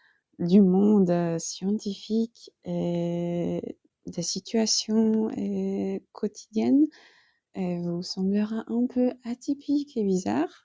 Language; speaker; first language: French; non-native, fluent; Polish